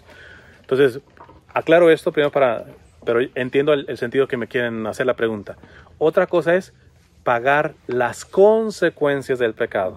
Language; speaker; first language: Spanish; native; Spanish